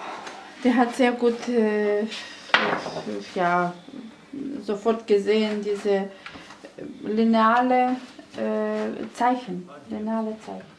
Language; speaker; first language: German; non-native, fluent; Russian